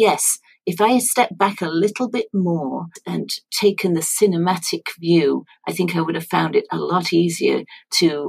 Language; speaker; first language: English; native; English